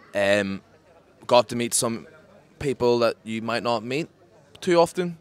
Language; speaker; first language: English; native; English